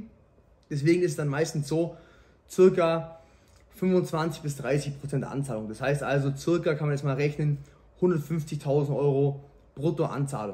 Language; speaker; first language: German; native; German